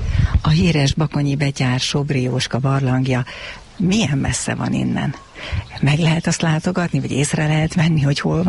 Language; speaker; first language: Hungarian; native; Hungarian